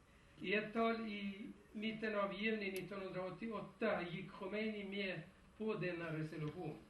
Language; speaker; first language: Swedish; non-native, fluent; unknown